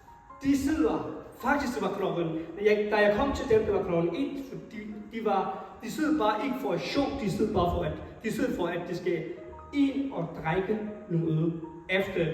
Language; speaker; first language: Danish; non-native, fluent; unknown